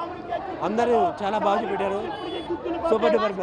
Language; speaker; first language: Telugu; native; Telugu